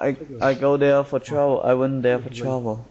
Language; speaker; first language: English; non-native, learner; Chinese